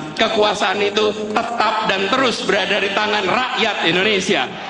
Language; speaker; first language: Indonesian; native; Indonesian